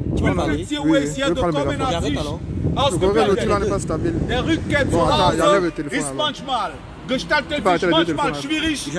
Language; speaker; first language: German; non-native, fluent; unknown